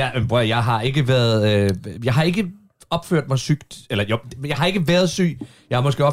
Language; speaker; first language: Danish; native; Danish